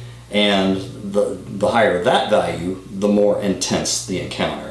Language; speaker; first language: English; native; English